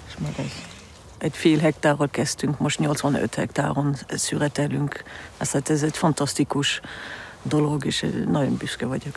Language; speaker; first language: Hungarian; early bilingual, heritage; Hungarian